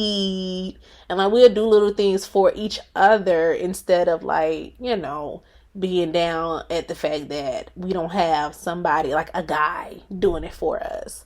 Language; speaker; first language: English; native; English